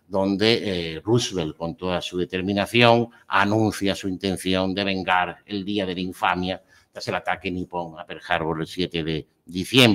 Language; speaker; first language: Spanish; native; Spanish